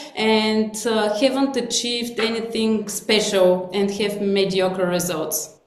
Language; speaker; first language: English; non-native, fluent; Bulgarian